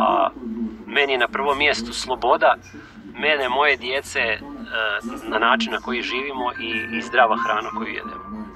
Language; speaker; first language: Croatian; native; Croatian